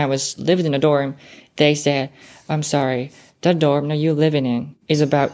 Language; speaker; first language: English; non-native, fluent; Japanese